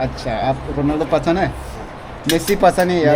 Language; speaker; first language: Hindi; non-native, local second language; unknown